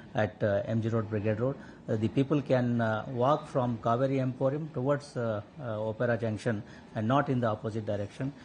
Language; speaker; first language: English; non-native, local second language; Kannada